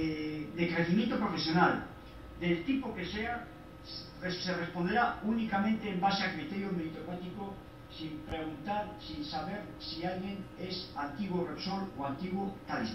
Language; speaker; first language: Spanish; native; Spanish